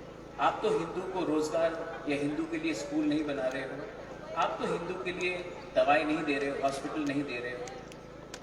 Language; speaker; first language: Hindi; non-native, local second language; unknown